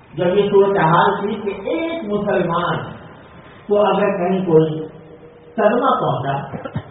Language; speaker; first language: Urdu; native; Urdu